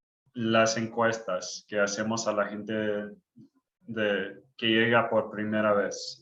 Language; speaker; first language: Spanish; early bilingual, heritage; English